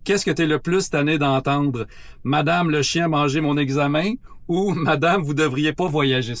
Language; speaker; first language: French; native; French